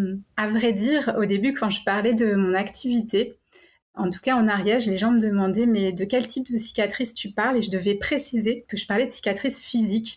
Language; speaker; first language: French; native; French